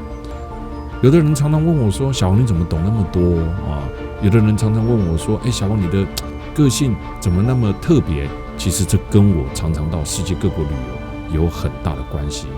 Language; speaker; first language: Chinese; native; Chinese